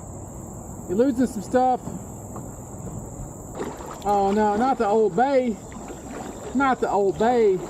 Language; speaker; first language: English; native; English